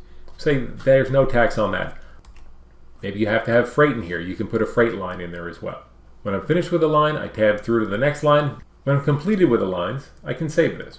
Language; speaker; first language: English; native; English